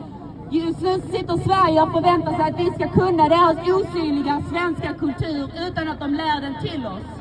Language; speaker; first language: Swedish; non-native, fluent; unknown